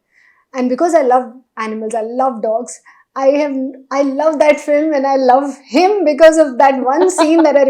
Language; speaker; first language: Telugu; non-native, local second language; Hindi